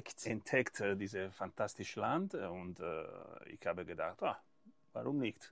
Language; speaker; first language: German; non-native, learner; Italian